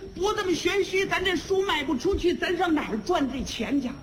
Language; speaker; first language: Chinese; native; Chinese